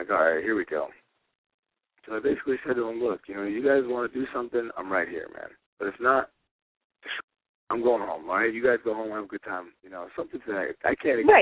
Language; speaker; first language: English; native; English